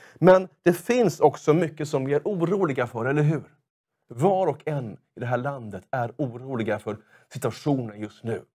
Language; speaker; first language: Swedish; native; Swedish